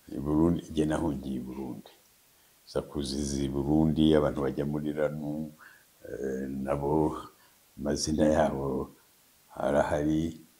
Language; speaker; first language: Kinyarwanda; early bilingual, heritage; Kinyarwanda